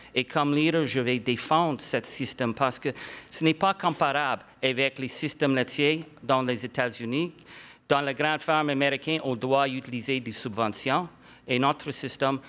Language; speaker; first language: French; non-native, local second language; English